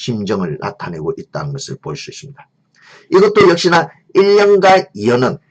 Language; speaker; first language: Korean; native; Korean